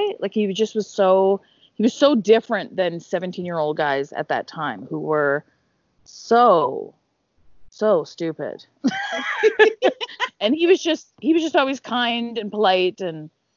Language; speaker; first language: English; native; English